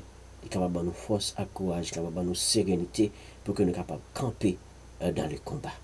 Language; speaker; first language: French; non-native, learner; Haitian Creole